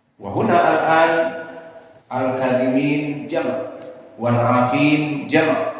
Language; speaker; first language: Arabic; non-native, learner; Indonesian